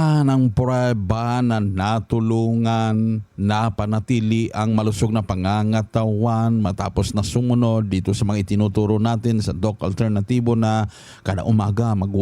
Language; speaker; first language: Filipino; native; Filipino